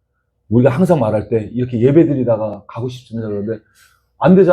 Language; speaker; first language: Korean; native; Korean